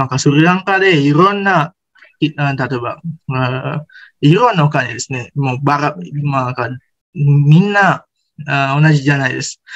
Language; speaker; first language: Japanese; non-native, fluent; Sinhala